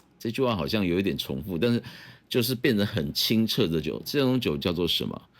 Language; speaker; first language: Chinese; native; Chinese